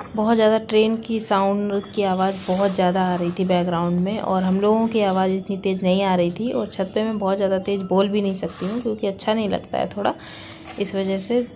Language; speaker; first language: Hindi; native; Hindi